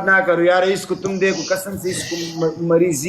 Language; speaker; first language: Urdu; non-native, local second language; Pashto